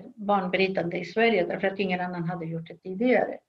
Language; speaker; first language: Swedish; non-native, fluent; Spanish